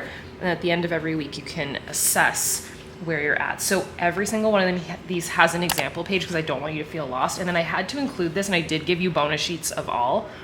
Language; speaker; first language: English; native; English